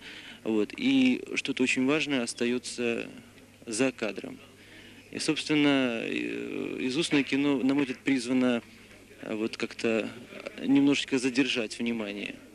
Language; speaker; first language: Russian; native; Russian